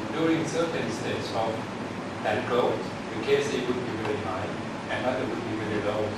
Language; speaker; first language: English; non-native, fluent; Thai